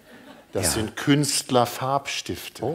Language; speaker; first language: German; native; German